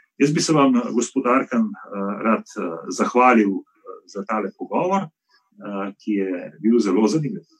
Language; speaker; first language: Slovenian; native; Slovenian